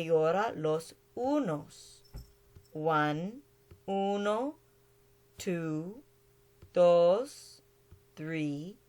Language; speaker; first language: Spanish; non-native, learner; English